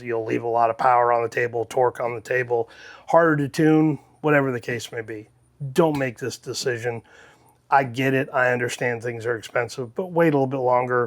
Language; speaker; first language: English; native; English